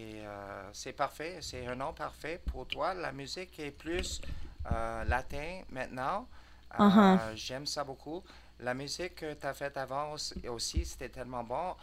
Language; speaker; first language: French; non-native, learner; English